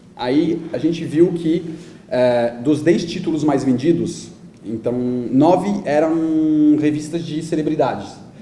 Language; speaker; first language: Portuguese; non-native, fluent; French